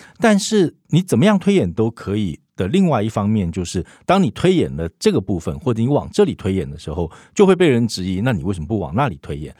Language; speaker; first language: Chinese; native; Chinese